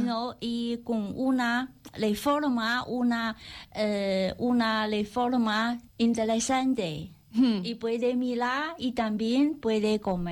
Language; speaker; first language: Spanish; non-native, learner; Chinese